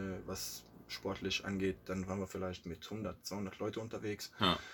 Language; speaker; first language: German; native; German